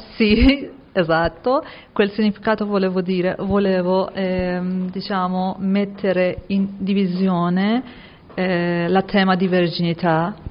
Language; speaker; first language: Italian; non-native, learner; Persian